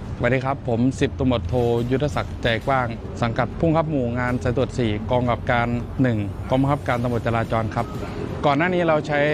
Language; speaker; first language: Thai; native; Thai